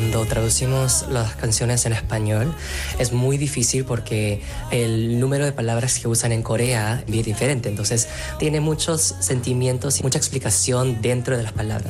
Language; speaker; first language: Spanish; non-native, fluent; Korean